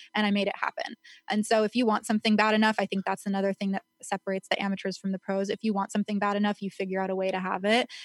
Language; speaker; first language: English; native; English